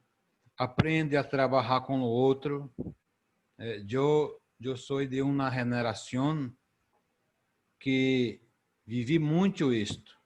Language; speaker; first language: Spanish; non-native, fluent; Portuguese